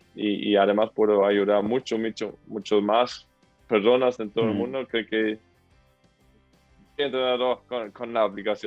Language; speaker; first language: Spanish; non-native, fluent; German